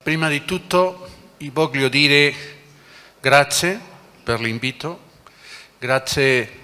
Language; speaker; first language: Italian; non-native, learner; Spanish